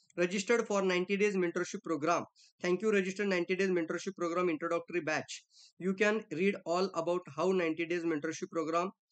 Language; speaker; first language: Hindi; non-native, local second language; Marathi